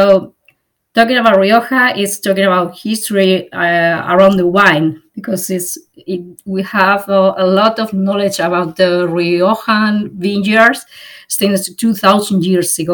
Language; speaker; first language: English; non-native, fluent; Spanish